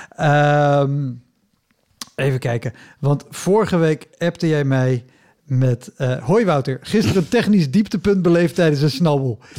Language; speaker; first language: Dutch; native; Dutch